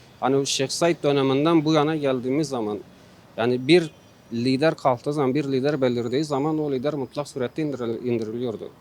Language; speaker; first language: Turkish; non-native, local second language; Kurdish